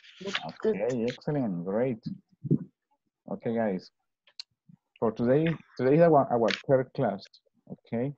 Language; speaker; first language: English; non-native, fluent; Spanish